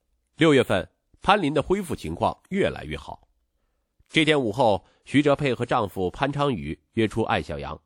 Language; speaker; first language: Chinese; native; Chinese